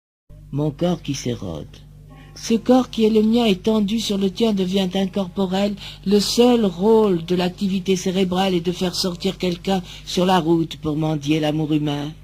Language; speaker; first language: French; native; French